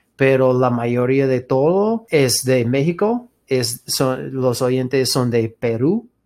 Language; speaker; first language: Spanish; non-native, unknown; English